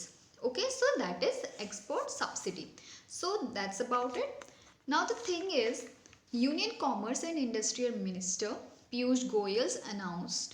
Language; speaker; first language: English; non-native, local second language; Hindi